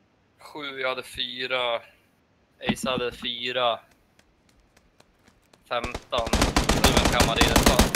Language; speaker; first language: Swedish; native; Swedish